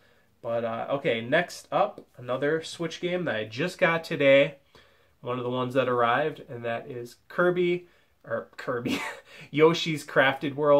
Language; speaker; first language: English; native; English